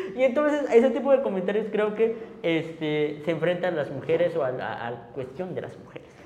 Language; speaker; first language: Spanish; non-native, local second language; Tzotzil